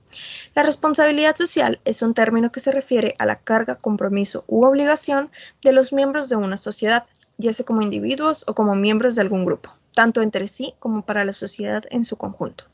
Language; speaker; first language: Spanish; native; Spanish